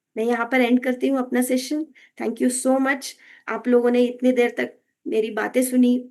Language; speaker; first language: Hindi; non-native, local second language; Kannada